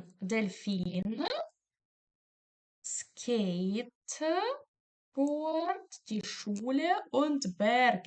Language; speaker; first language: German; non-native, fluent; Ukrainian